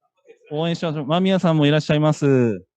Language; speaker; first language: Japanese; native; Japanese